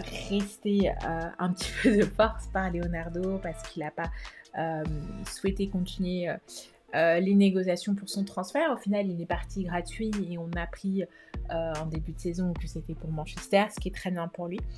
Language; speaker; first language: French; native; French